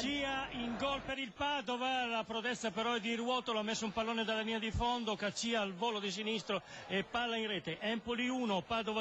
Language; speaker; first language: Italian; native; Italian